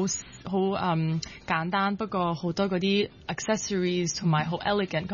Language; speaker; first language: Cantonese; early bilingual, heritage; French